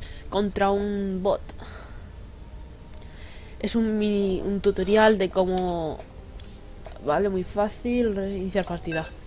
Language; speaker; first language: Spanish; native; Spanish